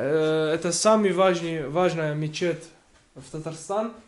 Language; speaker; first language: Russian; non-native, learner; French